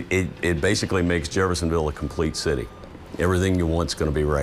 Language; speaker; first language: English; native; English